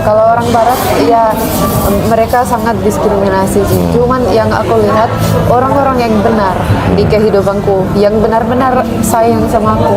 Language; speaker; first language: Indonesian; non-native, fluent; Finnish